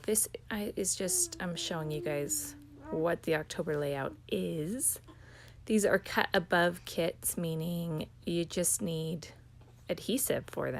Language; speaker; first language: English; native; English